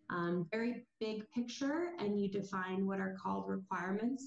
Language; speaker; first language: English; native; English